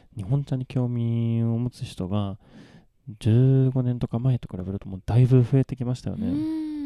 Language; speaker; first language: Japanese; non-native, fluent; Swedish